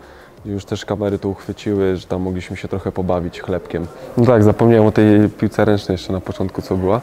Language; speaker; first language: Polish; native; Polish